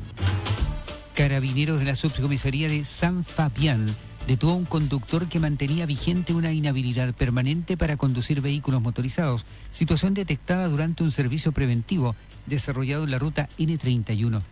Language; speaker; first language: Spanish; native; Spanish